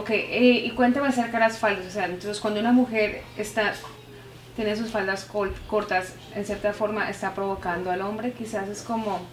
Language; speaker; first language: Spanish; native; Spanish